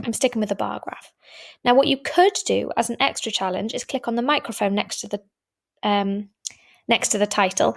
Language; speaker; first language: English; native; English